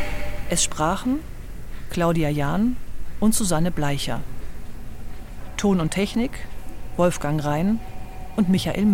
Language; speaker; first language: German; native; German